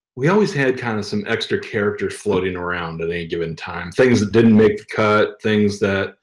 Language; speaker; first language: English; native; English